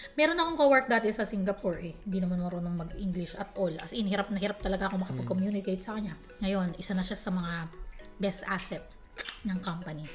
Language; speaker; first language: Filipino; native; Filipino